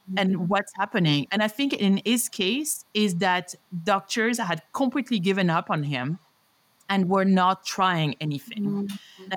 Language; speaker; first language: English; non-native, fluent; French